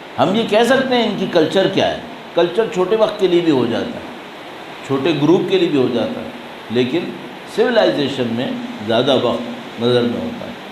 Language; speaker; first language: Urdu; native; Urdu